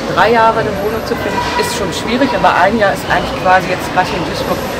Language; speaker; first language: German; native; German